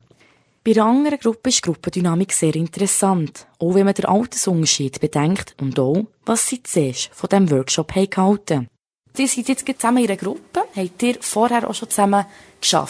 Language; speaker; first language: German; native; German